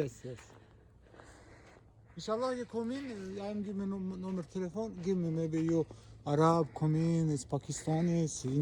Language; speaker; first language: English; non-native, learner; Azerbaijani